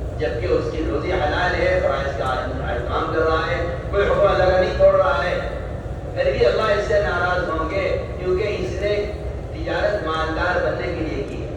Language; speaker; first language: Urdu; native; Urdu